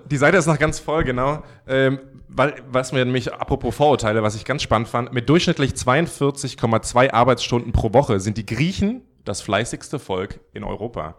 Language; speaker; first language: German; native; German